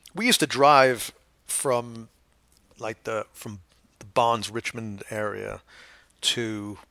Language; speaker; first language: English; native; English